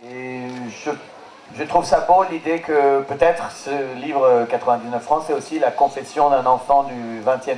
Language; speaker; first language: French; native; French